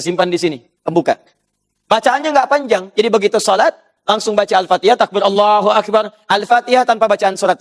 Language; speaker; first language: Indonesian; native; Indonesian